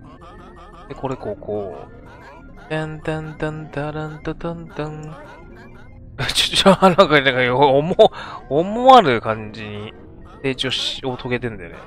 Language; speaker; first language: Japanese; native; Japanese